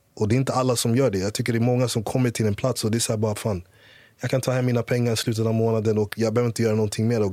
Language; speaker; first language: Swedish; early bilingual, other home language; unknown